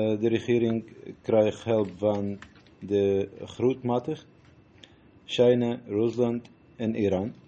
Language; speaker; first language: Dutch; non-native, learner; Arabic